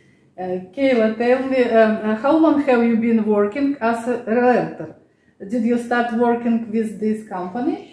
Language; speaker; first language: English; non-native, learner; Russian